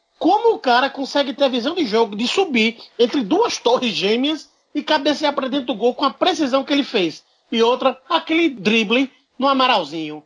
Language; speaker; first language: Portuguese; native; Portuguese